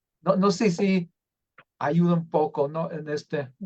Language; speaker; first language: Spanish; non-native, fluent; English